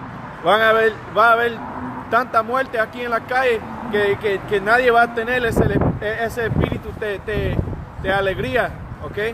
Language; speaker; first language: Spanish; early bilingual, heritage; Spanish